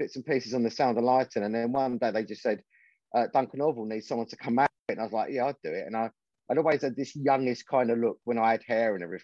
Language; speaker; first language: English; native; English